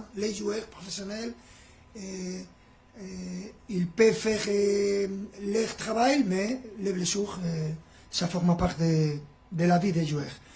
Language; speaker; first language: French; non-native, fluent; Spanish